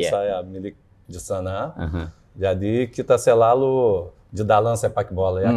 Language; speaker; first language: Indonesian; non-native, fluent; Portuguese